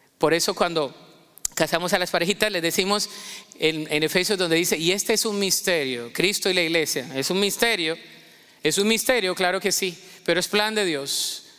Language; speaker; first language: Spanish; native; Spanish